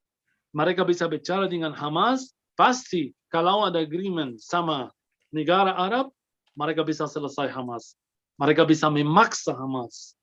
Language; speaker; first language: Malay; non-native, fluent; Arabic